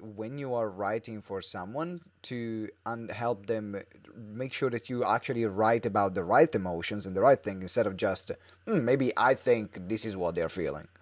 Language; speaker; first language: English; non-native, fluent; Italian